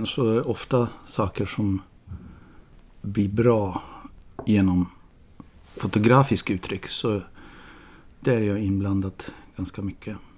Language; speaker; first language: Swedish; non-native, fluent; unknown